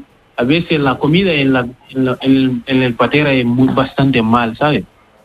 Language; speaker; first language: Spanish; non-native, learner; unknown